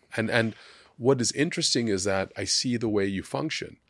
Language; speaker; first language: English; non-native, local second language; Sindhi